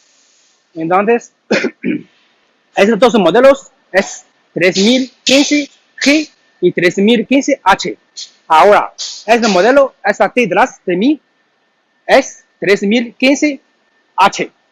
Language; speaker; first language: Spanish; non-native, learner; Chinese